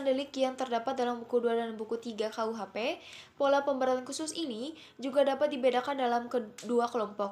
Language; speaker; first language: Indonesian; native; Indonesian